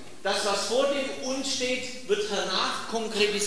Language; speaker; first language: German; native; German